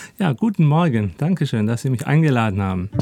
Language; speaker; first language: German; early bilingual, other home language; Turkish